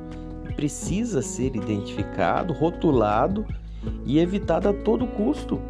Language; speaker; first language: Portuguese; native; Portuguese